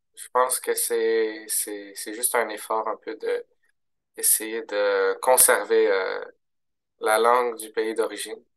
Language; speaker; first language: French; early bilingual, other home language; Arabic